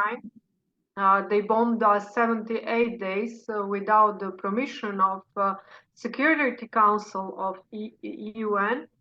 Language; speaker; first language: English; non-native, fluent; Serbian